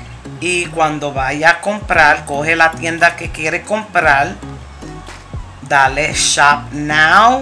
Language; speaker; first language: Spanish; early bilingual, heritage; Spanish